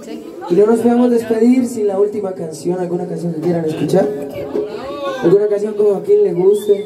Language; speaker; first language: Spanish; native; Spanish